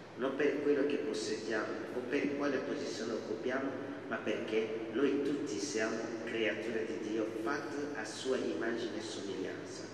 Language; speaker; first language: Italian; non-native, fluent; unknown